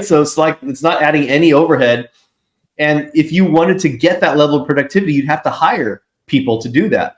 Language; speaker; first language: English; native; English